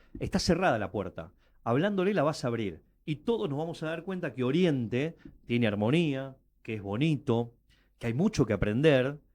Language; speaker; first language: Spanish; early bilingual, other home language; Chinese